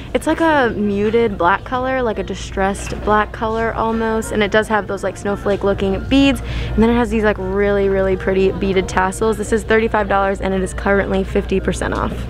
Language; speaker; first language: English; native; English